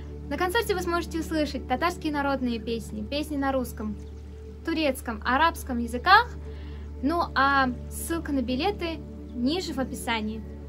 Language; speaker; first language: Russian; non-native, local second language; Tatar